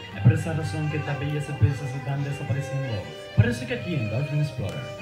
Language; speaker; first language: Spanish; native; Spanish